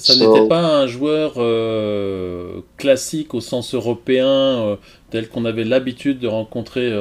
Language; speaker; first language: French; native; French